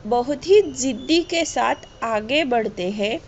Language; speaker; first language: Hindi; non-native, local second language; Marathi